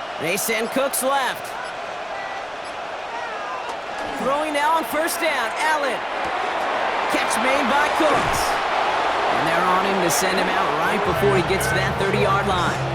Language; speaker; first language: English; native; English